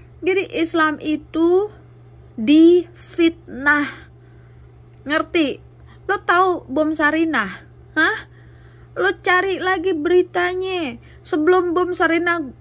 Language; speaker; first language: Indonesian; native; Indonesian